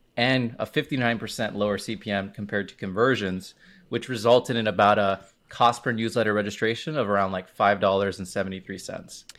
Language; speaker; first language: English; native; English